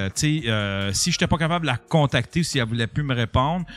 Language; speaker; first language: French; native; French